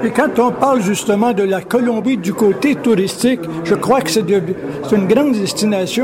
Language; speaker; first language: French; native; French